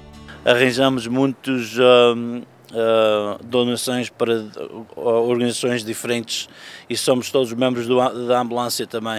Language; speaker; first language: Portuguese; early bilingual, heritage; Portuguese